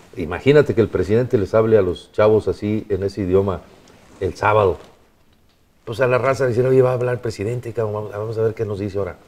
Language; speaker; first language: Spanish; native; Spanish